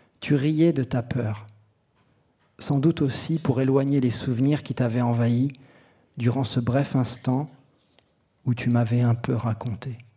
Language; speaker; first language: French; native; French